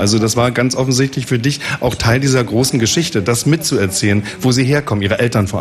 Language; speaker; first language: German; native; German